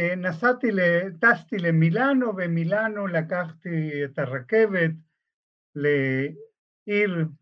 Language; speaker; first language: Hebrew; non-native, fluent; Spanish